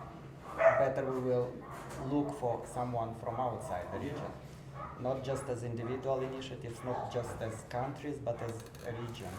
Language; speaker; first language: English; non-native, fluent; Romanian